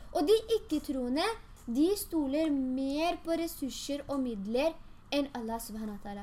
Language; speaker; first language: Norwegian; early bilingual, other home language; Urdu